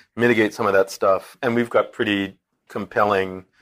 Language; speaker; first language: English; native; English